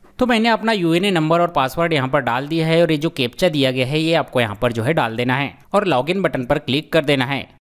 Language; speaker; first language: Hindi; native; Hindi